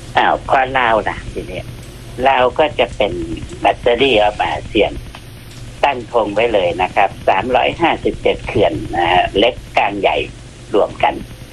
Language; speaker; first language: Thai; native; Thai